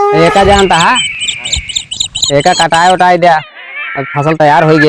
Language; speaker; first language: Hindi; non-native, local second language; Awadhi